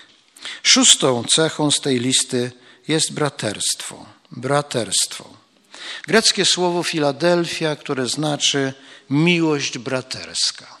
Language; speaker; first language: Polish; native; Polish